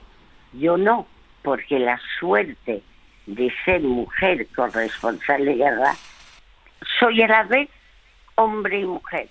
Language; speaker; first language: Spanish; early bilingual, other home language; French